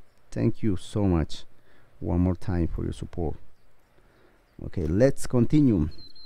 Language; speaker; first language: English; non-native, learner; Spanish